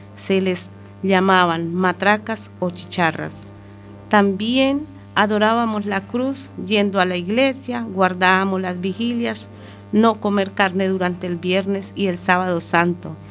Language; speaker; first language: Spanish; native; Spanish